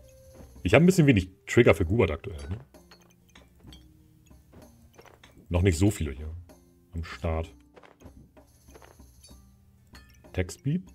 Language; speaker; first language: German; native; German